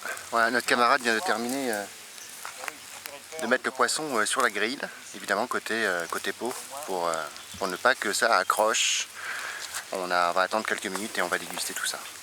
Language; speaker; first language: French; native; French